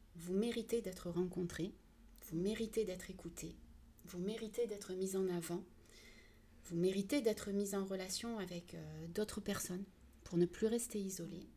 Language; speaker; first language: French; early bilingual, other home language; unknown